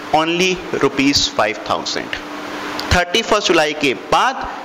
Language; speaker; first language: Hindi; native; Hindi